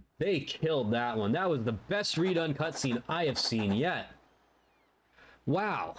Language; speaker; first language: English; native; English